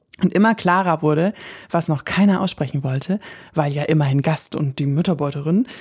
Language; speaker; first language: German; native; German